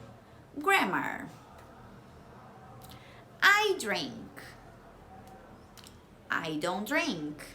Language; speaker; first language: English; non-native, fluent; Portuguese